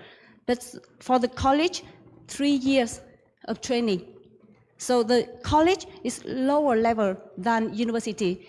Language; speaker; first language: English; non-native, learner; Vietnamese